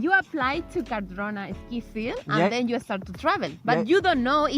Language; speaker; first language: English; non-native, learner; Spanish